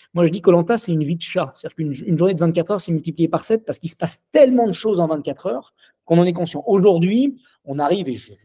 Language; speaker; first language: French; native; French